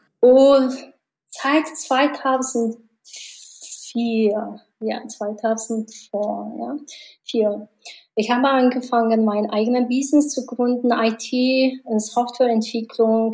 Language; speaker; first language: German; non-native, learner; Mongolian